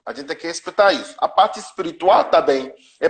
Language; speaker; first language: Portuguese; non-native, learner; Yoruba